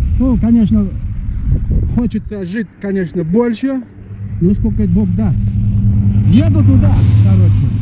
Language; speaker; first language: Russian; non-native, local second language; Uzbek